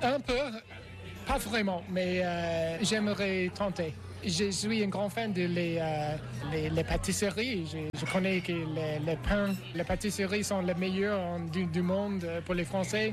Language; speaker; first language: French; non-native, learner; English